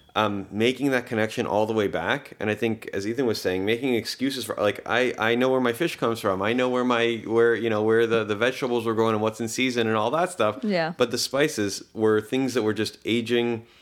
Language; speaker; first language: English; early bilingual, other home language; Hebrew